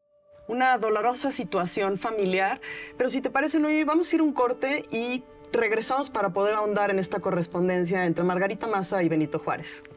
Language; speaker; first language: Spanish; native; Spanish